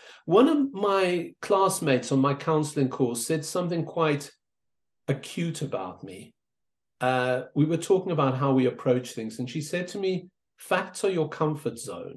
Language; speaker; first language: English; native; English